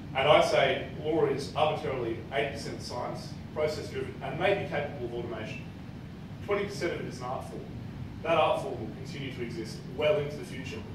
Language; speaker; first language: English; native; English